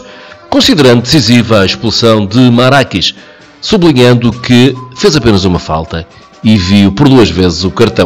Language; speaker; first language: Portuguese; native; Portuguese